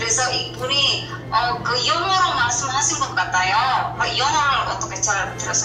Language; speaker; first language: Korean; non-native, fluent; Indonesian